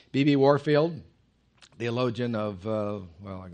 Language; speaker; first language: English; native; English